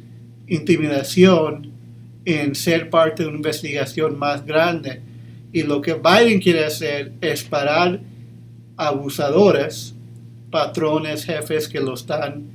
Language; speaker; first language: Spanish; early bilingual, heritage; English